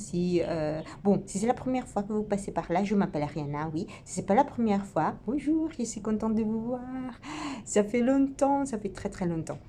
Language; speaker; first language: French; non-native, fluent; Italian